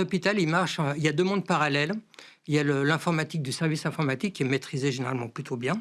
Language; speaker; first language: French; native; French